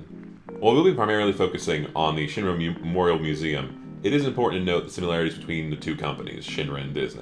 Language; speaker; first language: English; native; English